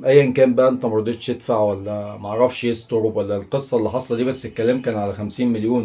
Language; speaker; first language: Arabic; native; Arabic